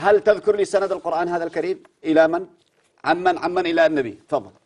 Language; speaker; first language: Arabic; native; Arabic